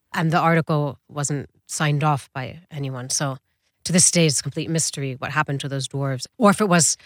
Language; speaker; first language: English; early bilingual, other home language; Dutch